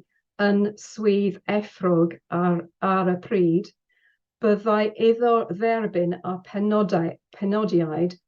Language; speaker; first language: Welsh; non-native, learner; English